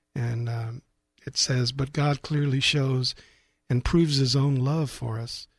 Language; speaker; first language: English; native; English